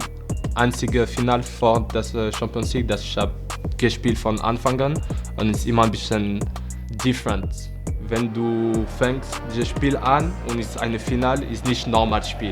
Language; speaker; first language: German; non-native, learner; French